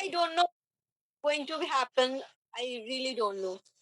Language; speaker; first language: English; non-native, learner; Bangla